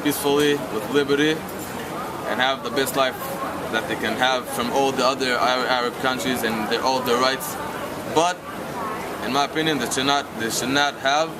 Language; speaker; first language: English; non-native, fluent; Hebrew